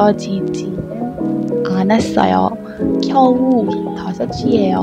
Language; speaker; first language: Korean; non-native, learner; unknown